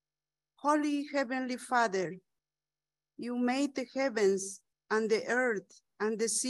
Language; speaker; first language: English; non-native, fluent; Spanish